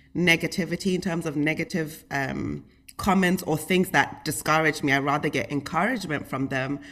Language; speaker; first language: English; native; English